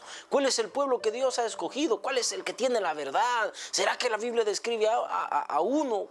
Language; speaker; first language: Spanish; native; Spanish